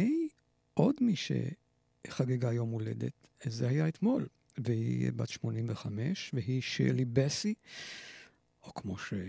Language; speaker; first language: Hebrew; native; Hebrew